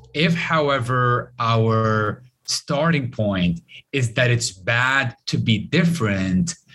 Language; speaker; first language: English; non-native, fluent; Arabic